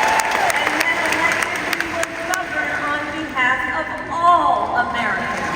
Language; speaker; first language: English; native; English